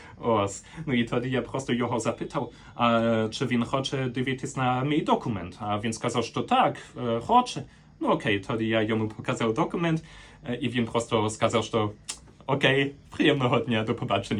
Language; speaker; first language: Ukrainian; non-native, fluent; German